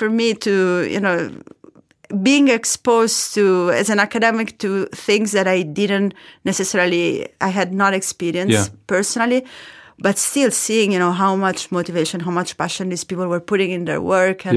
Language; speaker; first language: English; non-native, fluent; Italian